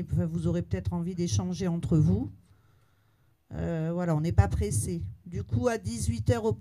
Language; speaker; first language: French; native; French